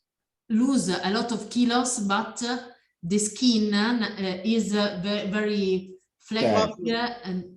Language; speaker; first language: English; non-native, learner; Italian